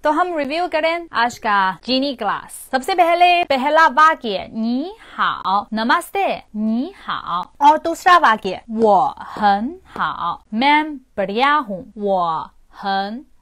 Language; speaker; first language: Hindi; non-native, fluent; Chinese